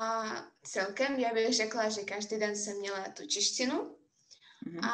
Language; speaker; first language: Czech; non-native, fluent; Russian